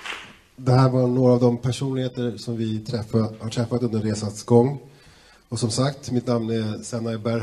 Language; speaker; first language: Swedish; native; Swedish